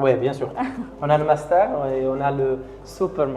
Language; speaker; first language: French; non-native, learner; Arabic